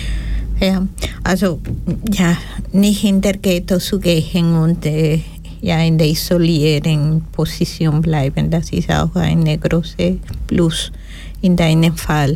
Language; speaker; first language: German; non-native, learner; Spanish